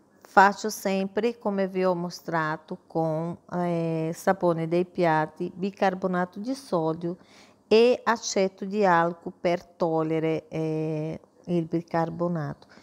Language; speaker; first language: Italian; non-native, fluent; Portuguese